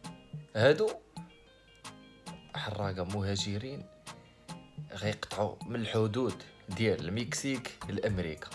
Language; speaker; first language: Arabic; native; Arabic